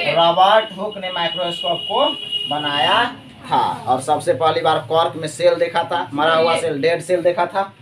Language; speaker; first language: Hindi; native; Hindi